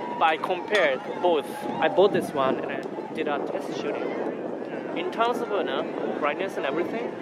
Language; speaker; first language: English; non-native, fluent; Japanese